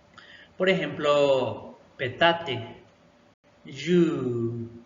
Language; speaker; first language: Spanish; non-native, local second language; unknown